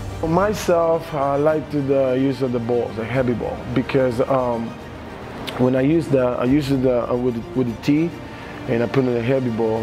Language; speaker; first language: English; non-native, learner; Spanish